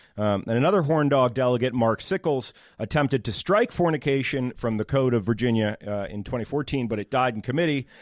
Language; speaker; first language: English; native; English